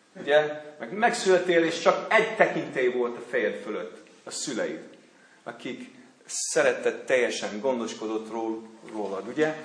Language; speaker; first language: Hungarian; non-native, learner; English